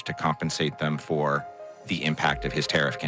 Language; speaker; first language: English; native; English